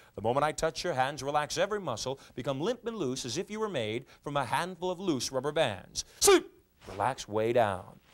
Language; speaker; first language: English; native; English